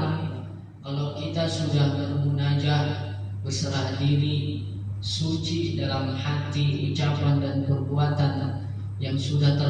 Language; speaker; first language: Indonesian; native; Indonesian